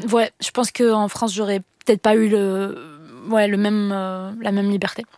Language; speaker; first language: French; non-native, local second language; Arabic